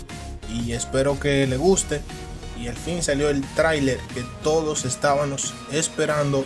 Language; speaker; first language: Spanish; native; Spanish